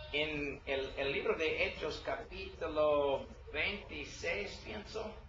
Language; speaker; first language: Spanish; non-native, learner; English